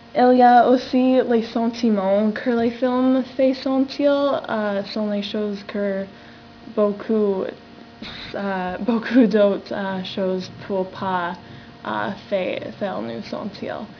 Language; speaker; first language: French; non-native, learner; English